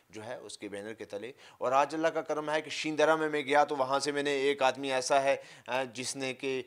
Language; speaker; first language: Urdu; non-native, local second language; Punjabi